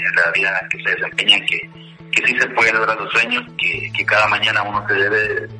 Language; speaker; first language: Spanish; native; Spanish